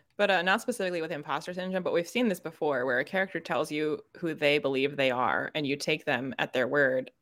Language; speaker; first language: English; native; English